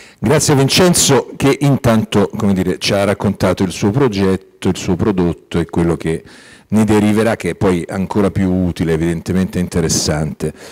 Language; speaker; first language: Italian; native; Italian